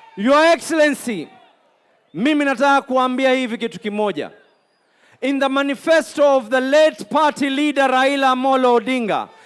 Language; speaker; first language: Swahili; native; Swahili